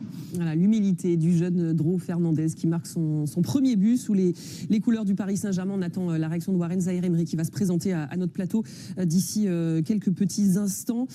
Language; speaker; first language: French; native; French